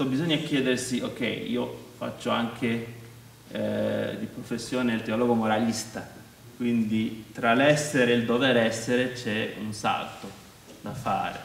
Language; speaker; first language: Italian; non-native, fluent; Maltese